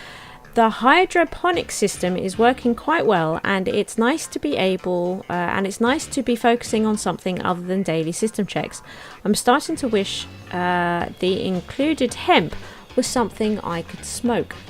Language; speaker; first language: English; native; English